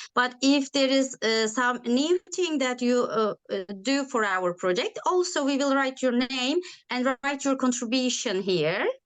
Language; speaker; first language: English; non-native, learner; Turkish